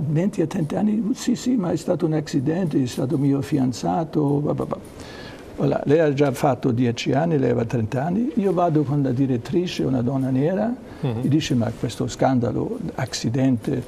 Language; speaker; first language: Italian; non-native, learner; German